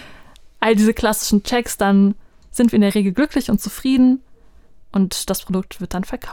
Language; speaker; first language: German; native; German